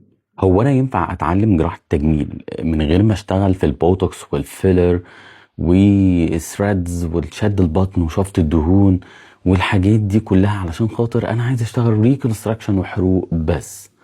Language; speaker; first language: Arabic; native; Arabic